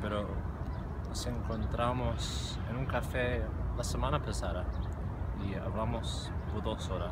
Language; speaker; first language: Spanish; non-native, fluent; English